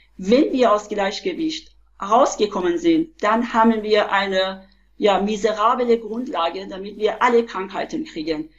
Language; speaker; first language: German; non-native, fluent; Persian